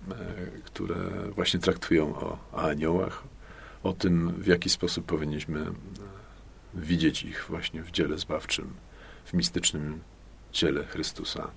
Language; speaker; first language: Polish; native; Polish